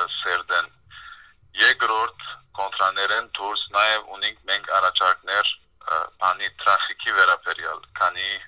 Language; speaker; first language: Armenian; early bilingual, heritage; Armenian